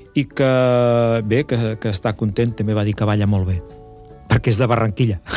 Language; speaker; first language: Catalan; native; Catalan